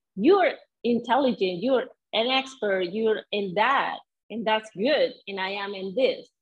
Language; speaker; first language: English; non-native, fluent; Spanish